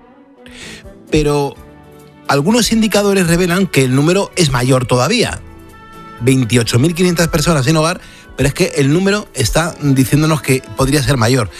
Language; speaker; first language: Spanish; native; Spanish